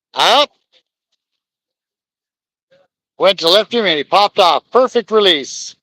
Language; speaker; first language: English; native; English